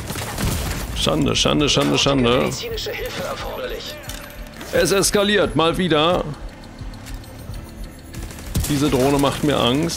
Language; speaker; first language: German; native; German